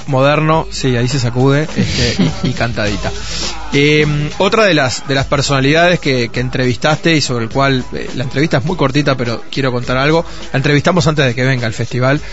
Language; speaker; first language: Spanish; native; Spanish